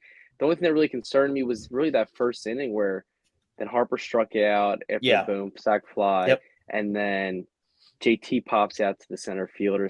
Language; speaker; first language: English; native; English